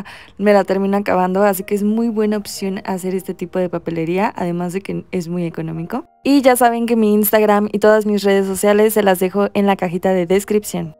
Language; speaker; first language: Spanish; native; Spanish